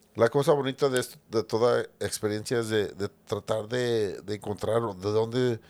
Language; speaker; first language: Spanish; early bilingual, heritage; Spanish